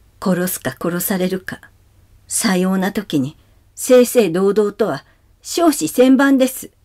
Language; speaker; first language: Japanese; native; Japanese